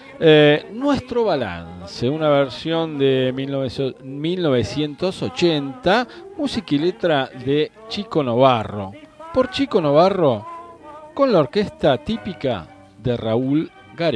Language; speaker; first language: Spanish; native; Spanish